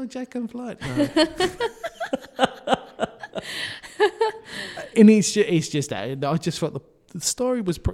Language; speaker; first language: English; native; English